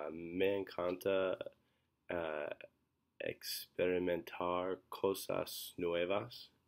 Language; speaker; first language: Spanish; non-native, learner; English